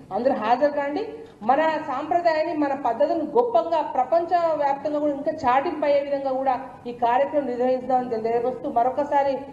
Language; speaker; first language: Telugu; non-native, local second language; Lambadi